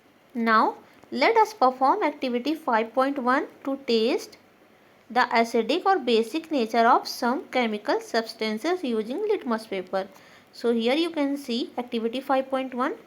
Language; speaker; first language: English; non-native, local second language; Hindi